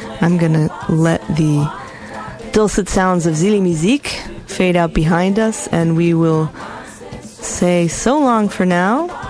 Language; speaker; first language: English; native; English